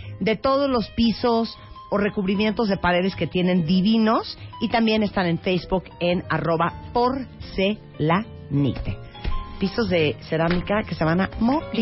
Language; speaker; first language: Spanish; native; Spanish